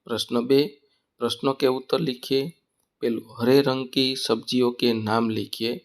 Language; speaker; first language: Hindi; non-native, local second language; Gujarati